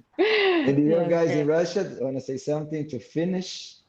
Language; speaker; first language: English; non-native, fluent; Portuguese